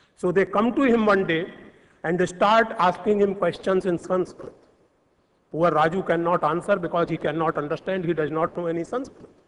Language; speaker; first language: English; non-native, local second language; Hindi